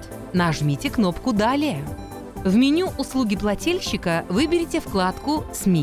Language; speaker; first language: Russian; native; Russian